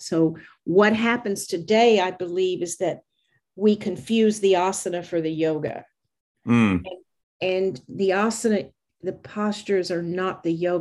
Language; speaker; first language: English; native; English